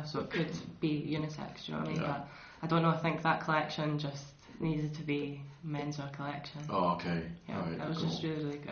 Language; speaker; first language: English; native; English